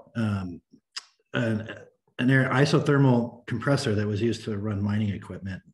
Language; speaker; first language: English; native; English